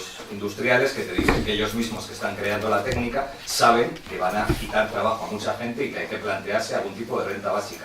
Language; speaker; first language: Spanish; native; Spanish